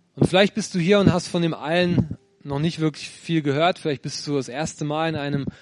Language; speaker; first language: German; native; German